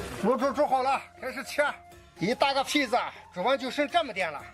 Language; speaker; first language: Chinese; native; Chinese